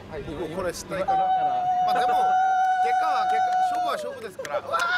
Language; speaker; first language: Japanese; non-native, learner; Korean